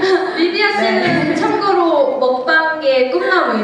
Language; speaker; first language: Korean; native; Korean